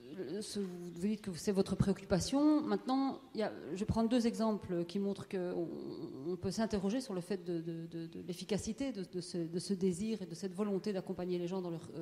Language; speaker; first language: French; native; French